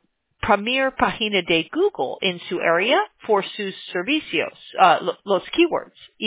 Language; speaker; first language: Spanish; non-native, learner; English